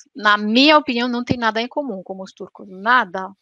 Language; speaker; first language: Portuguese; non-native, fluent; Romanian